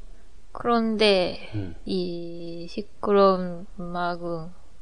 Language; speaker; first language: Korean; non-native, learner; Japanese